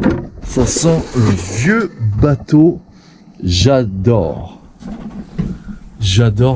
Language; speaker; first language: French; native; French